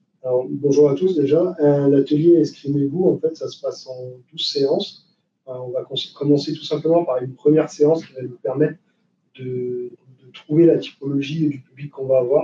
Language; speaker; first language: French; native; French